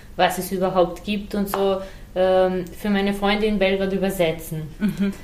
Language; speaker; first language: German; non-native, fluent; Serbian